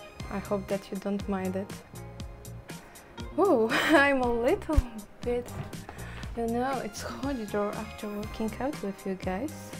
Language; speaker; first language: English; non-native, fluent; Polish